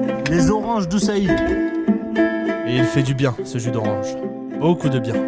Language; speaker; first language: French; native; French